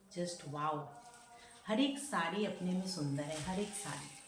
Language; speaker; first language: Hindi; non-native, local second language; Bangla